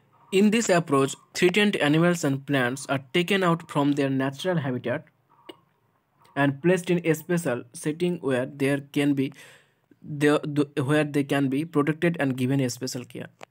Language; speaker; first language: English; non-native, local second language; Bangla